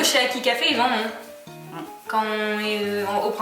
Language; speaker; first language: French; native; French